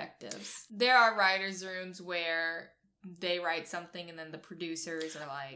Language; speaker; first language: English; native; English